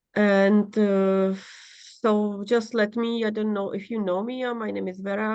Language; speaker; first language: English; non-native, fluent; Czech